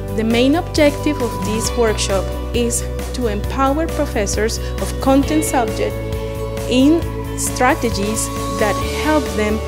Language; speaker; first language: English; non-native, fluent; Spanish